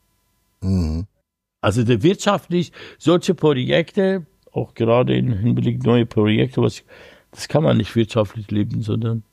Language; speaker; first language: German; non-native, learner; Persian